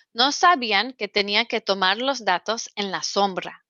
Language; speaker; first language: Spanish; non-native, fluent; English